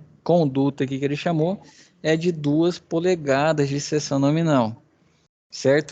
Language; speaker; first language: Portuguese; native; Portuguese